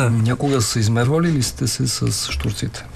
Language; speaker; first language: Bulgarian; native; Bulgarian